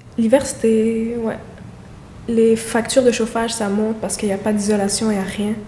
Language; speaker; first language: French; native; French